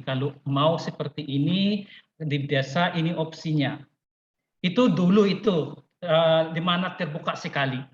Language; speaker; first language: Indonesian; non-native, fluent; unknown